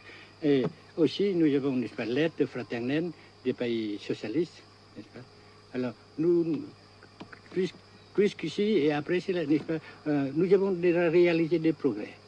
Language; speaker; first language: French; non-native, fluent; Vietnamese